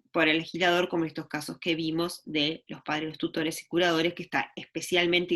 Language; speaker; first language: Spanish; native; Spanish